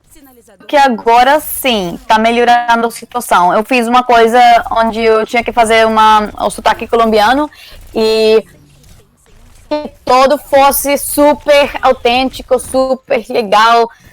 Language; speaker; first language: Portuguese; non-native, learner; Spanish